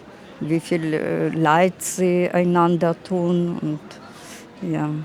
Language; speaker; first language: German; non-native, fluent; Russian